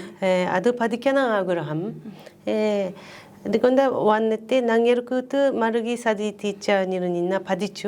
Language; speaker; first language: Malayalam; non-native, learner; Japanese